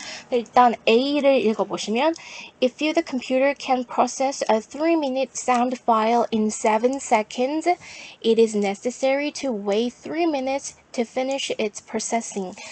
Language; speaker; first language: English; non-native, fluent; Korean